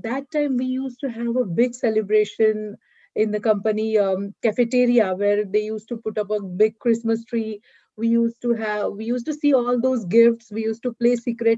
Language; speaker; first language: English; non-native, local second language; Marathi